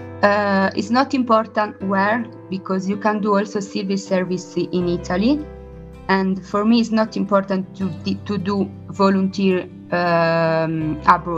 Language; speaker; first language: English; non-native, learner; Italian